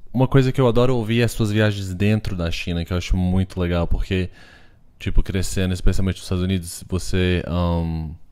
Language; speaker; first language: Portuguese; early bilingual, heritage; Portuguese